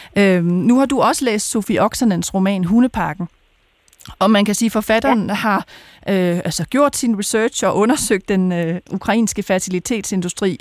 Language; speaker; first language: Danish; native; Danish